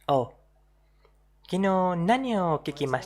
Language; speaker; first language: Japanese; non-native, learner; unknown